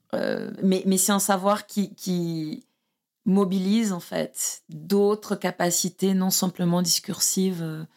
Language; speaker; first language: French; non-native, fluent; Portuguese